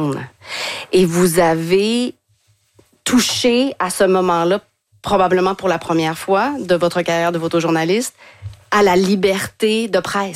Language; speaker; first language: French; native; French